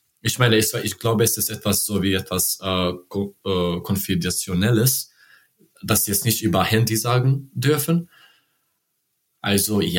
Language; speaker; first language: German; non-native, learner; Serbian